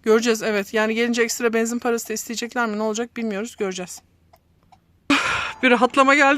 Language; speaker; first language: Turkish; native; Turkish